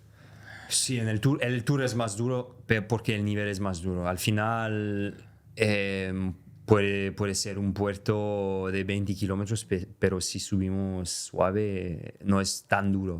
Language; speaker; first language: Spanish; non-native, fluent; French